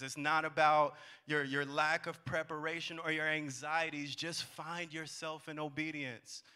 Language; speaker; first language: English; native; English